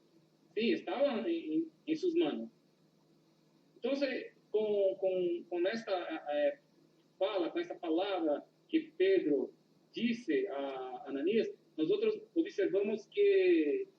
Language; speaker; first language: Spanish; non-native, learner; Portuguese